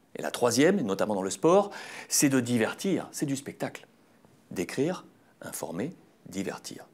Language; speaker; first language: French; native; French